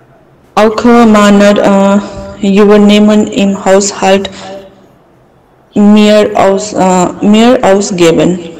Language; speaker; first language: German; non-native, learner; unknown